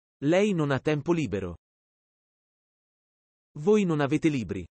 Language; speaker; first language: Italian; non-native, fluent; Russian